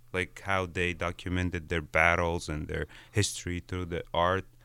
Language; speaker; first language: English; non-native, fluent; Arabic